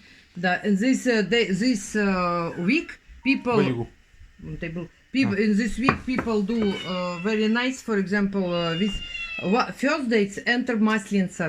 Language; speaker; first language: English; non-native, learner; Russian